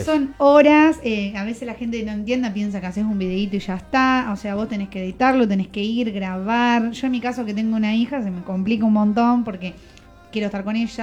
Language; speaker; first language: Spanish; native; Spanish